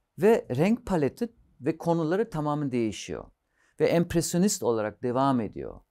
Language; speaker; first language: Turkish; non-native, fluent; German